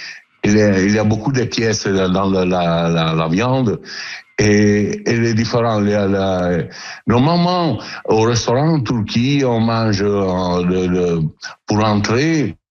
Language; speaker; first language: French; non-native, learner; Italian